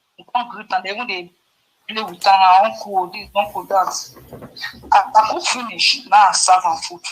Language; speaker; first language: Nigerian Pidgin; non-native, local second language; Yoruba